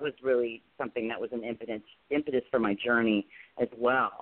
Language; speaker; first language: English; native; English